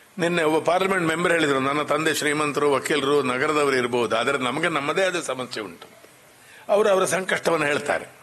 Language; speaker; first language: Kannada; non-native, local second language; Marathi